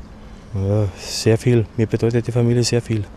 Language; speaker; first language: German; non-native, fluent; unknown